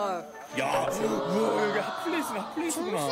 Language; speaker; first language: Korean; native; Korean